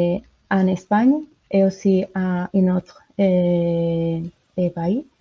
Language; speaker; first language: French; non-native, learner; Spanish